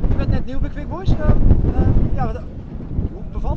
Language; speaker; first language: Dutch; native; Dutch